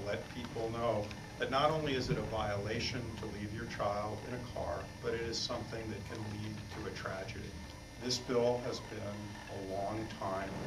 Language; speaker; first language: English; native; English